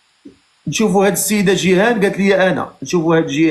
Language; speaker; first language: Arabic; native; Arabic